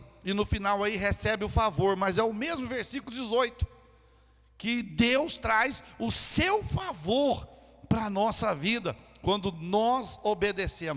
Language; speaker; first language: Portuguese; native; Portuguese